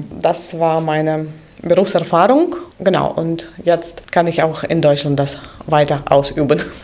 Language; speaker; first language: German; non-native, fluent; Russian